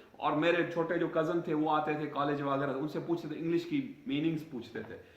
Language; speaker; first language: Urdu; non-native, local second language; Sindhi